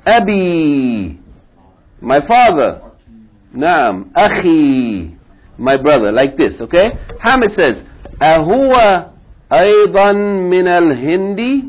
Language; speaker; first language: Arabic; non-native, fluent; English